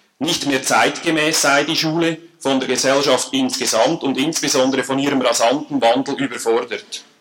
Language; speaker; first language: German; native; German